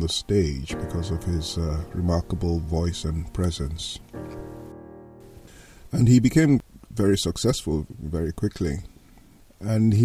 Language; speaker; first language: English; non-native, local second language; Yoruba